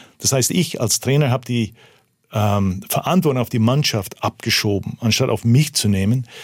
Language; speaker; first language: German; early bilingual, heritage; German